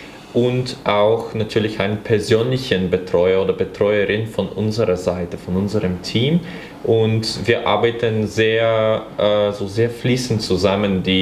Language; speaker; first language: German; non-native, fluent; Bulgarian